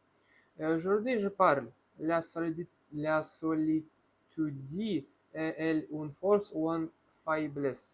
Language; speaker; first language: French; non-native, learner; Russian